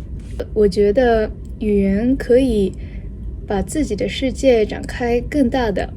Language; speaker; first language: Chinese; non-native, learner; Japanese